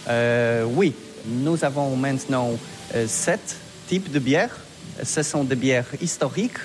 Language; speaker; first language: French; non-native, learner; Polish